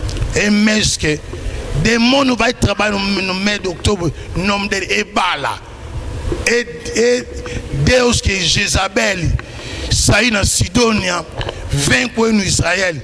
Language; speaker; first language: Portuguese; non-native, learner; Lingala